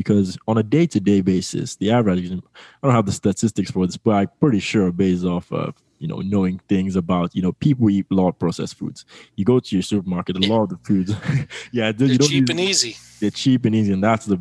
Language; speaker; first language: English; non-native, local second language; Yoruba